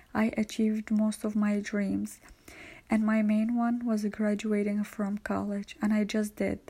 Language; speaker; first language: English; non-native, fluent; Arabic